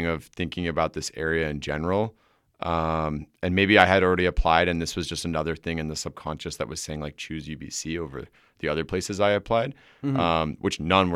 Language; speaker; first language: English; native; English